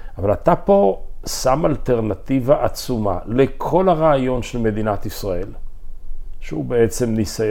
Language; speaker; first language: Hebrew; native; Hebrew